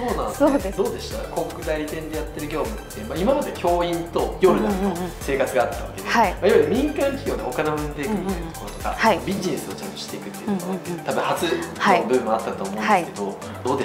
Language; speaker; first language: Japanese; native; Japanese